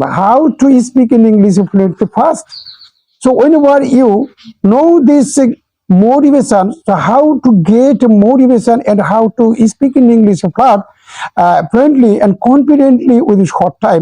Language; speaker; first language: English; non-native, local second language; Bangla